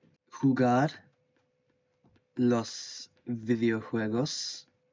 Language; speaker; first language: Spanish; non-native, learner; English